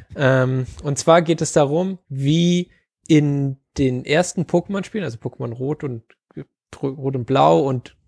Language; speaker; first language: German; native; German